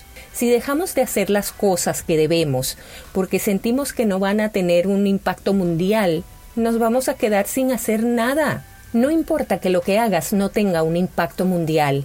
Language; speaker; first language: Spanish; native; Spanish